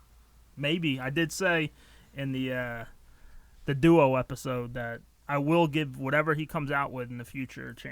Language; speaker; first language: English; native; English